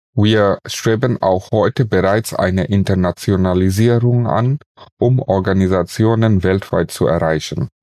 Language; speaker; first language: German; non-native, fluent; Bangla